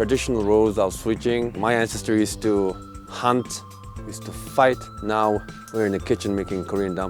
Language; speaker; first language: English; non-native, local second language; Mongolian